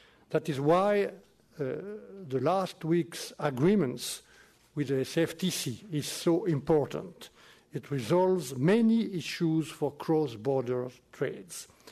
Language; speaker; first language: English; non-native, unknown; French